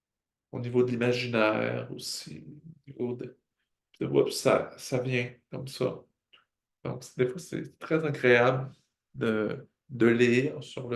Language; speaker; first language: French; native; French